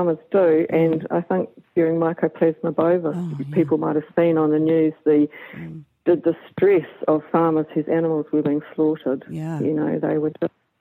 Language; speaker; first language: English; native; English